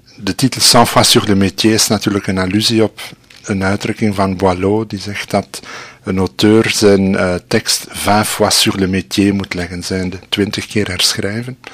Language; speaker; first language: Dutch; native; Dutch